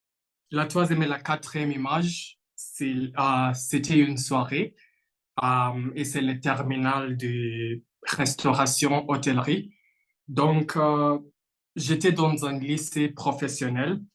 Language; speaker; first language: French; non-native, fluent; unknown